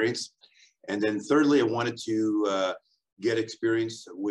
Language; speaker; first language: English; native; English